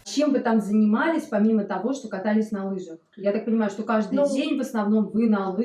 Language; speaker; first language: Russian; native; Russian